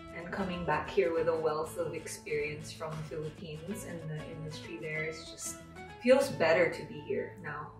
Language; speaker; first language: English; non-native, local second language; Filipino